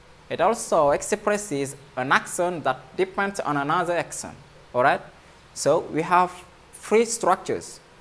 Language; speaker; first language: English; non-native, fluent; Wolof